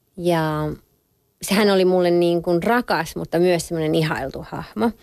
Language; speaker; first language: Finnish; early bilingual, other home language; French